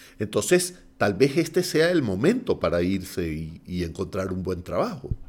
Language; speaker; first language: Spanish; native; Spanish